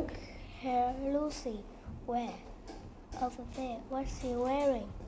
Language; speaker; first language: English; non-native, learner; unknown